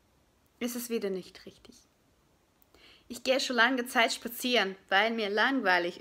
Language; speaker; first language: German; non-native, fluent; Russian